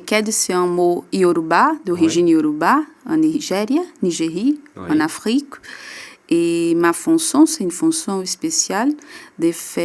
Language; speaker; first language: French; non-native, learner; Portuguese